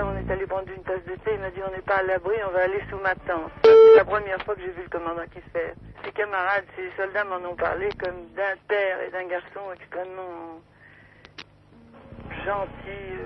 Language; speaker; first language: French; native; French